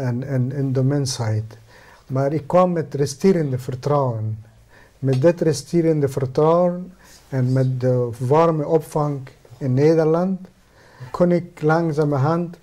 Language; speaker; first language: Dutch; non-native, fluent; Persian